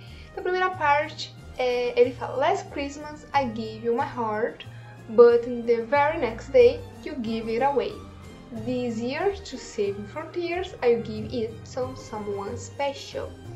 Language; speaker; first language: English; non-native, fluent; Portuguese